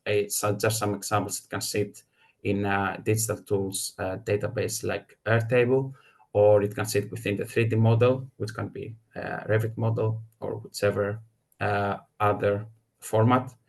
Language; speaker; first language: English; non-native, fluent; Greek